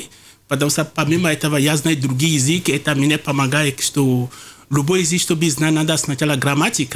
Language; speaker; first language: Russian; non-native, fluent; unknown